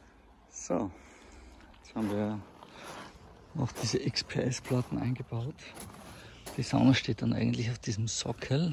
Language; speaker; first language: German; native; German